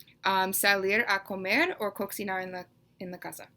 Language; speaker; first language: Spanish; non-native, learner; English